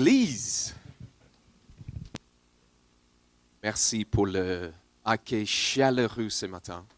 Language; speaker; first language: French; non-native, learner; English